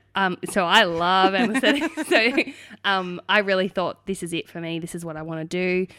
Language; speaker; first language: English; native; English